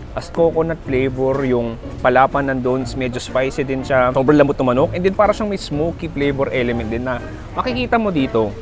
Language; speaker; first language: Filipino; native; Filipino